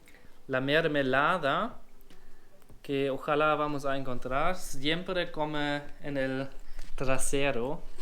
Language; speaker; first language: Spanish; non-native, learner; German